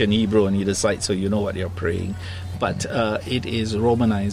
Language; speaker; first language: English; native; English